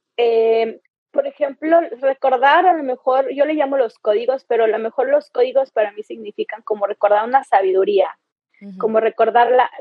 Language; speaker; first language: Spanish; native; Spanish